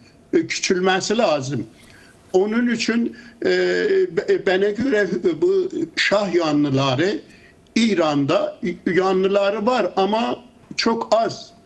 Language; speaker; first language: Turkish; non-native, fluent; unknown